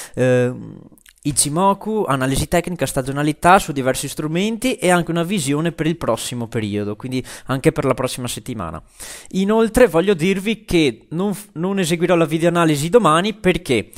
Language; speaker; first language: Italian; native; Italian